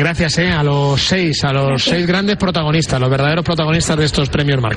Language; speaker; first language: Spanish; native; Spanish